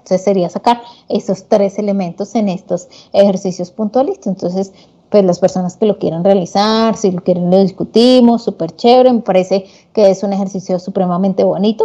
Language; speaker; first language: Spanish; native; Spanish